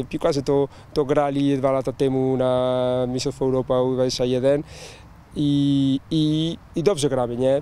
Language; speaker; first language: Polish; non-native, learner; Spanish